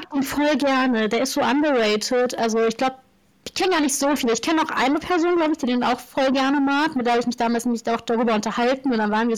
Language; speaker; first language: German; native; German